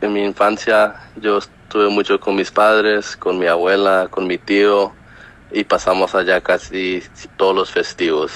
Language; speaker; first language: Spanish; early bilingual, heritage; Spanish